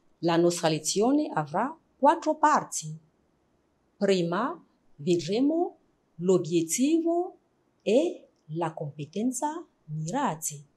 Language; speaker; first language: Italian; non-native, fluent; French